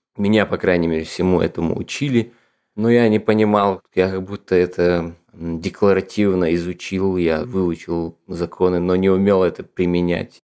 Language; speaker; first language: Russian; non-native, local second language; Ingush